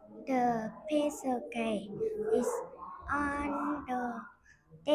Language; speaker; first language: English; non-native, learner; Vietnamese